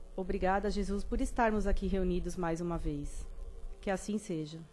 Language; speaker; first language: Portuguese; native; Portuguese